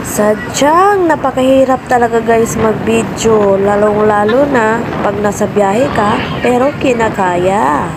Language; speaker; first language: Filipino; non-native, local second language; Hiligaynon